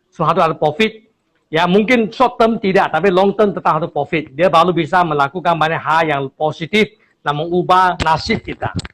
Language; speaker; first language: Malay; non-native, local second language; Chinese